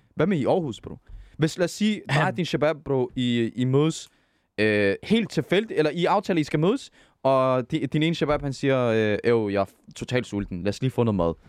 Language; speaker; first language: Danish; early bilingual, other home language; Arabic